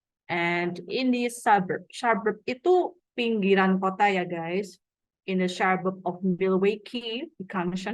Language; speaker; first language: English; non-native, fluent; Indonesian